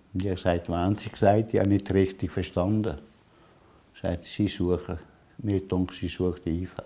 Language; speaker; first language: German; non-native, learner; Italian